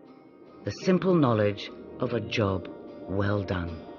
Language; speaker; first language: English; native; English